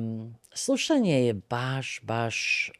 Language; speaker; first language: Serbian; early bilingual, other home language; Bosnian